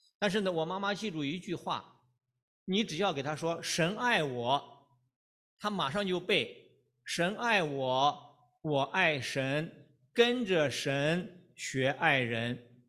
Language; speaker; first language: Chinese; native; Chinese